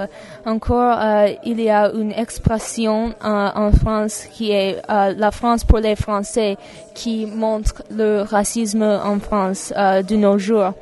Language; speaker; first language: French; non-native, fluent; English